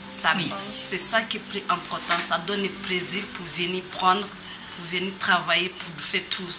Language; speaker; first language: French; non-native, learner; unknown